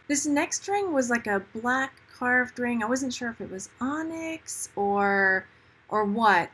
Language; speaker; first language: English; native; English